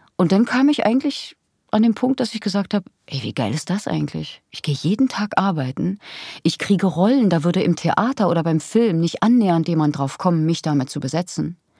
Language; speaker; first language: German; native; German